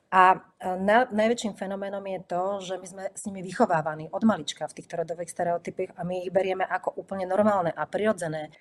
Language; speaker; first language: Slovak; native; Slovak